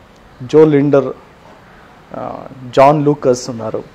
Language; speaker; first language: Telugu; non-native, learner; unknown